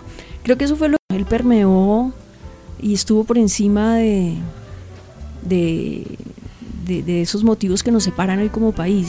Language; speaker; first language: Spanish; native; Spanish